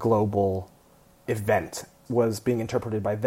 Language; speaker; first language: English; early bilingual, other home language; Chinese